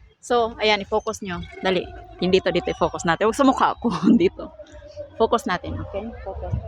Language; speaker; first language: Filipino; native; Filipino